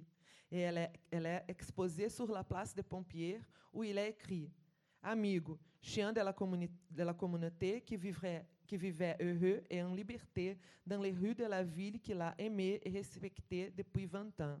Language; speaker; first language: French; non-native, fluent; Portuguese